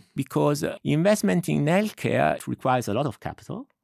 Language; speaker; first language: English; non-native, fluent; Italian